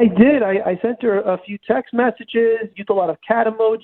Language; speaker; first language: English; native; English